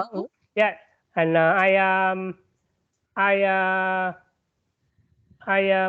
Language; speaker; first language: English; non-native, learner; Vietnamese